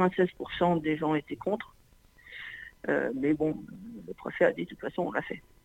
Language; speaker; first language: French; native; French